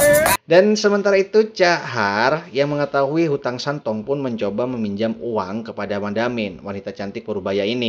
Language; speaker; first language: Indonesian; native; Indonesian